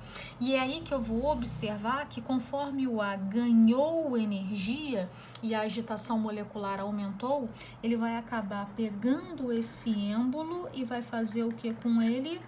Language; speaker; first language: Portuguese; native; Portuguese